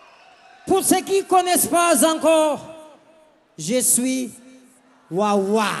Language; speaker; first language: French; non-native, local second language; Malagasy